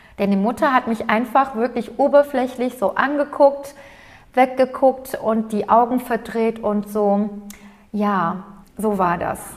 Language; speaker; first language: German; early bilingual, other home language; Turkish